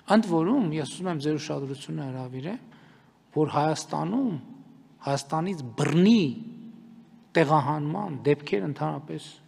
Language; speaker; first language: Armenian; native; Armenian